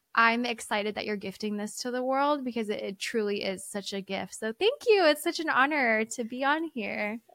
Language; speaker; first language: English; early bilingual, other home language; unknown